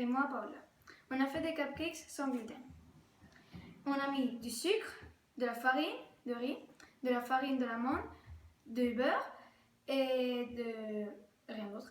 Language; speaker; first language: French; non-native, learner; Spanish